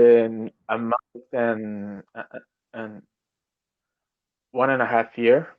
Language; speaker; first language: English; non-native, learner; Portuguese